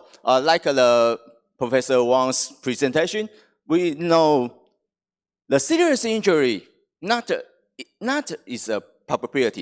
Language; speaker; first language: English; non-native, fluent; Chinese